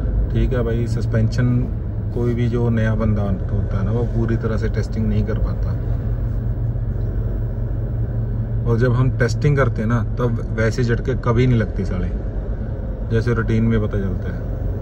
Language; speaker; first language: Hindi; non-native, local second language; Punjabi